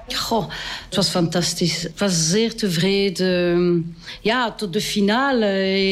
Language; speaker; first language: Dutch; non-native, local second language; French